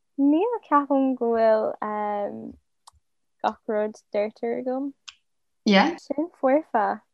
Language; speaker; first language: Irish; non-native, local second language; English